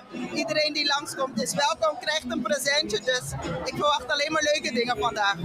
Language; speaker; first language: Dutch; non-native, local second language; Papiamento